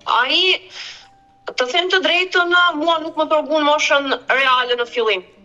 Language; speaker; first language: Albanian; early bilingual, heritage; Albanian